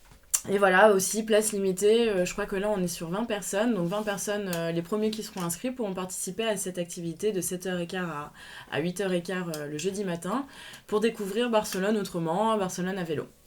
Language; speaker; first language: French; native; French